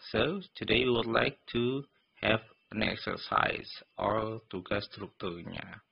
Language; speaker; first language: English; non-native, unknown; Indonesian